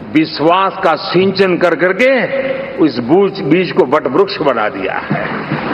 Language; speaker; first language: Hindi; non-native, local second language; Gujarati